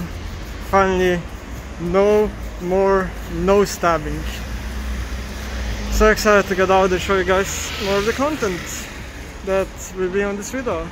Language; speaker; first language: English; non-native, fluent; Slovenian